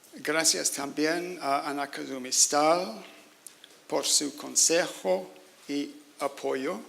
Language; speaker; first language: Spanish; non-native, learner; English